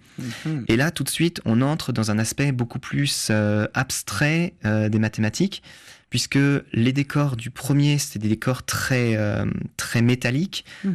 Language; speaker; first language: French; native; French